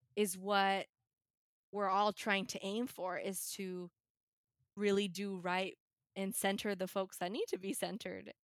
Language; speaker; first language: English; native; English